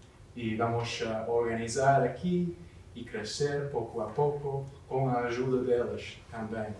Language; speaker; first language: Portuguese; non-native, learner; English